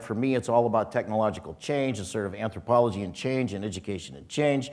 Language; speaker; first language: English; native; English